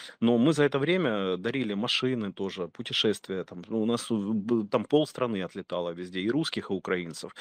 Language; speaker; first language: Russian; native; Russian